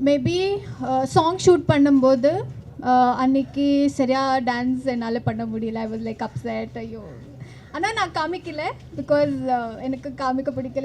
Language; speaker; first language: Tamil; non-native, fluent; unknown